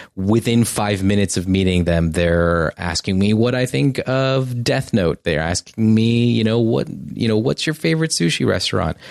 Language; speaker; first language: English; native; English